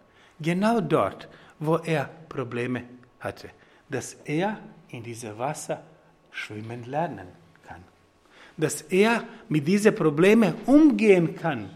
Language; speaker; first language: German; non-native, fluent; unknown